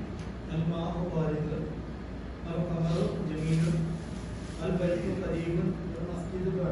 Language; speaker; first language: Arabic; non-native, learner; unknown